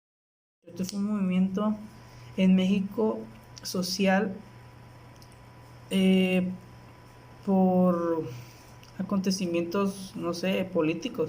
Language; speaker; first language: Spanish; native; Spanish